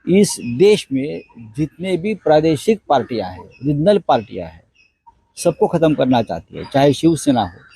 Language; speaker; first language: Hindi; non-native, local second language; Marathi